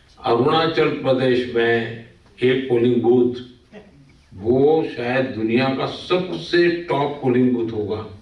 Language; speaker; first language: Hindi; non-native, local second language; Gujarati